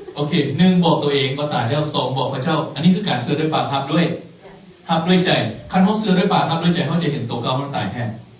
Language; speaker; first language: Thai; non-native, local second language; Lao